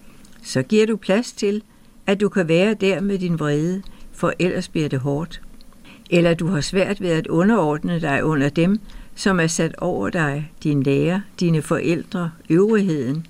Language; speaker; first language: Danish; native; Danish